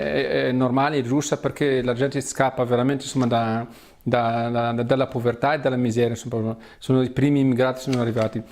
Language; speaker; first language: Italian; non-native, fluent; Arabic